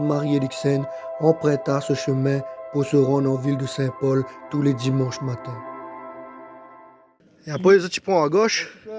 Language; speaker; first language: French; non-native, local second language; Réunion Creole French